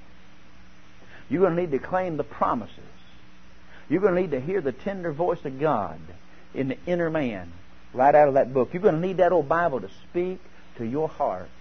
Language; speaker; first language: English; native; English